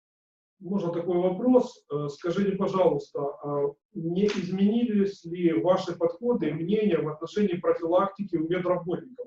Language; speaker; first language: Russian; native; Russian